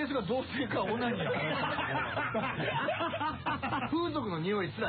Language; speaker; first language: Japanese; native; Japanese